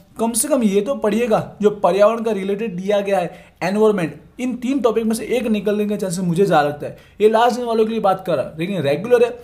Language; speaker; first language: Hindi; non-native, local second language; Gujarati